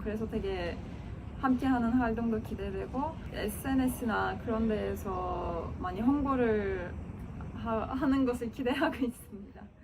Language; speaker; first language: Korean; non-native, fluent; Turkish